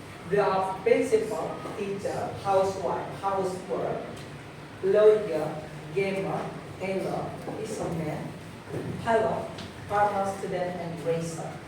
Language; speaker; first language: English; non-native, fluent; Indonesian